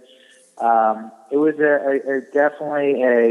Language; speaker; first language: English; native; English